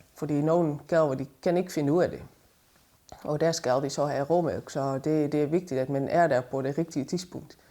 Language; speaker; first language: Danish; native; Danish